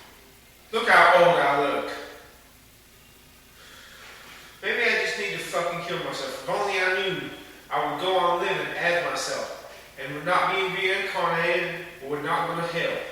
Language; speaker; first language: English; native; English